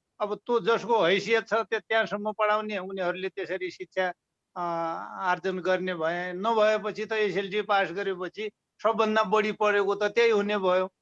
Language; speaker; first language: Nepali; non-native, local second language; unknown